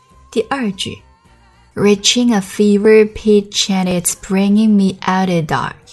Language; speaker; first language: English; non-native, fluent; Chinese